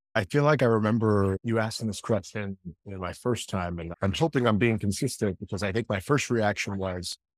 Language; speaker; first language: English; early bilingual, other home language; Spanish